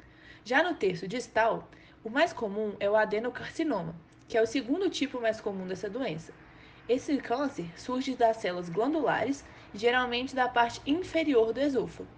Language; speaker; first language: Portuguese; native; Portuguese